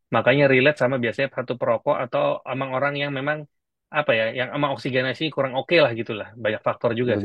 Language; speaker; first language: Indonesian; native; Indonesian